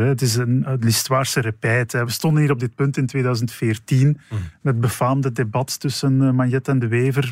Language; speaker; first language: Dutch; native; Dutch